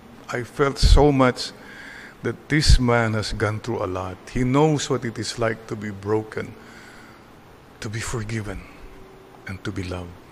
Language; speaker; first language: English; non-native, local second language; Filipino